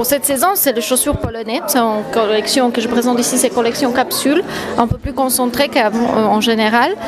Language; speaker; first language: French; non-native, fluent; Polish